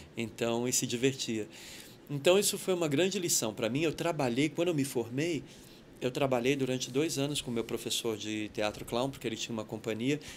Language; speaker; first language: Portuguese; native; Portuguese